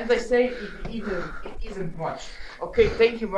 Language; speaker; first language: English; non-native, fluent; Croatian